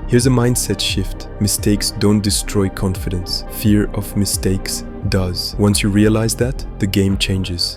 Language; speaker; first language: English; native; English